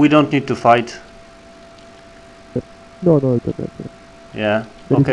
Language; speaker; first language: English; non-native, learner; Polish